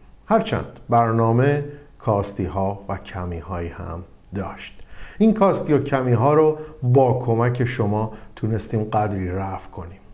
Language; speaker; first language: Persian; native; Persian